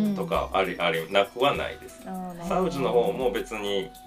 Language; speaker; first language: Japanese; native; Japanese